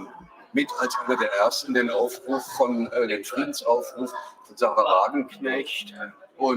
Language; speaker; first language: German; native; German